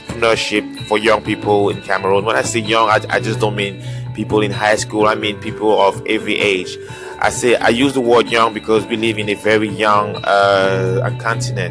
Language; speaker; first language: English; non-native, local second language; French